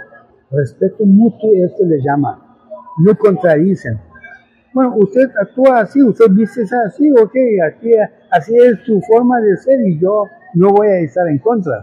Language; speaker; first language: Spanish; non-native, fluent; Persian